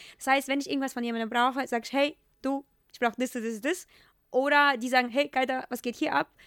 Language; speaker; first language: German; non-native, fluent; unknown